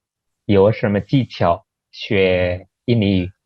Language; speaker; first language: Chinese; non-native, fluent; Indonesian